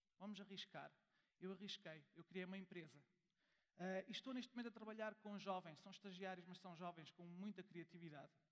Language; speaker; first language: Portuguese; early bilingual, heritage; German